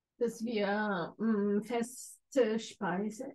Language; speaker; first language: German; non-native, fluent; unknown